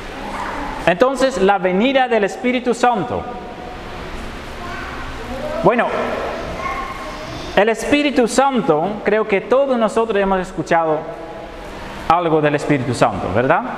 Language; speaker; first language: Spanish; non-native, fluent; Dutch